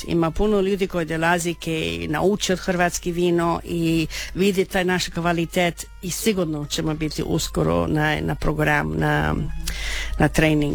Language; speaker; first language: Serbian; non-native, learner; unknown